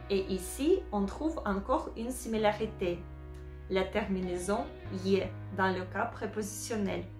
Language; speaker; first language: French; non-native, fluent; Russian